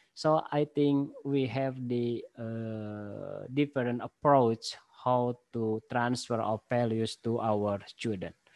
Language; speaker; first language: English; non-native, learner; Indonesian